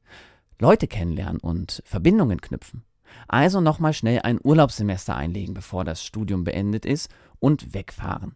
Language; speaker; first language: German; native; German